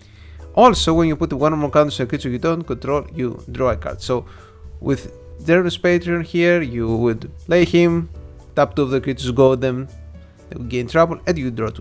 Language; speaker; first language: English; non-native, fluent; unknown